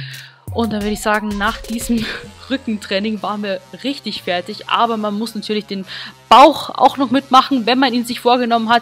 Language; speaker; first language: German; native; German